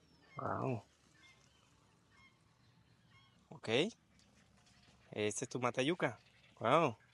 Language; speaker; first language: Spanish; native; Spanish